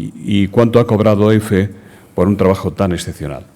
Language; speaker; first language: Spanish; native; Spanish